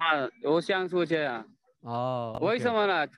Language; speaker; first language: Chinese; non-native, learner; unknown